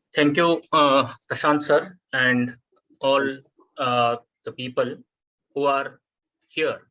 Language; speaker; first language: English; non-native, local second language; Marathi